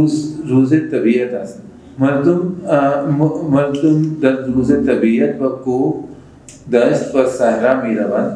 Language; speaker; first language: Persian; non-native, learner; Urdu